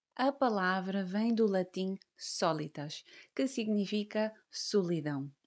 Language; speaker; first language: Portuguese; native; Portuguese